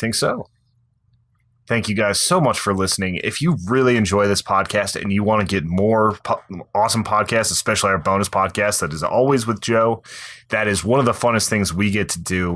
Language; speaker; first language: English; native; English